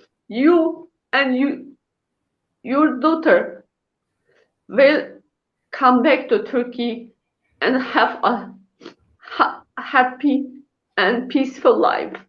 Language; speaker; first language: English; non-native, learner; Uyghur